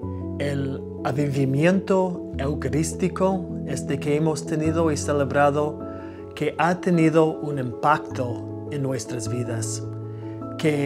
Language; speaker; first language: Spanish; non-native, fluent; English